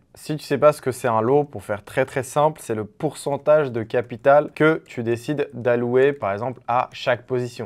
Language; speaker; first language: French; native; French